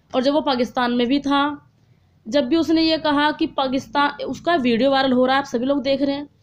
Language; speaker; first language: Hindi; native; Hindi